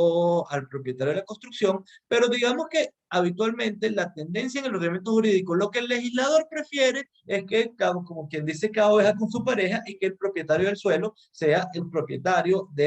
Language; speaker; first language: Spanish; native; Spanish